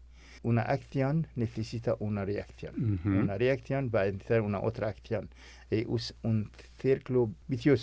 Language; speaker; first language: Spanish; non-native, fluent; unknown